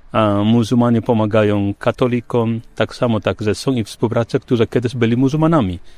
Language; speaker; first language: Polish; non-native, fluent; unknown